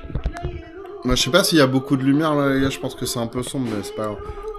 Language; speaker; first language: French; native; French